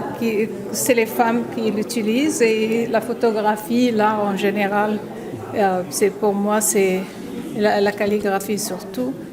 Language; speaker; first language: French; non-native, local second language; Arabic